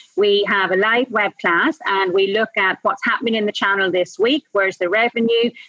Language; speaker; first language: English; native; English